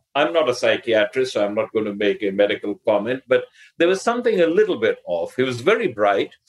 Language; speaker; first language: English; non-native, local second language; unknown